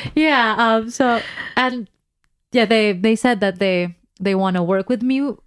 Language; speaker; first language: English; non-native, local second language; Filipino